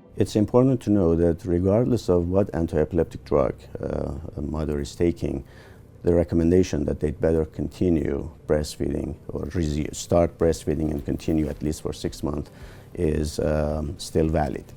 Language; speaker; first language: English; non-native, fluent; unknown